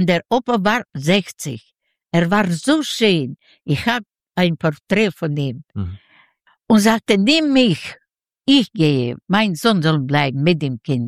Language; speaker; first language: German; non-native, learner; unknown